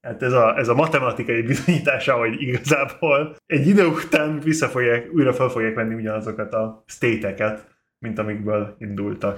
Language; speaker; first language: Hungarian; non-native, fluent; English